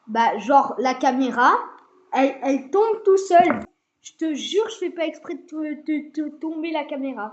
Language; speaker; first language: French; native; French